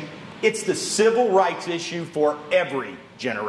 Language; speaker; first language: English; native; English